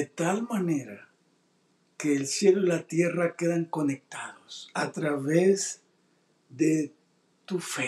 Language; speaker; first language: Spanish; native; Spanish